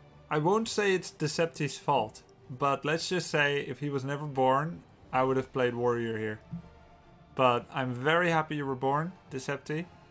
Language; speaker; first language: English; non-native, fluent; Dutch